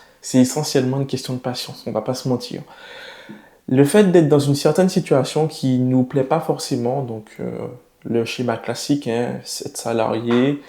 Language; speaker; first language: French; native; French